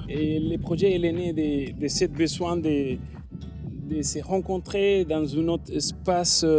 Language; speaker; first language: French; non-native, fluent; Spanish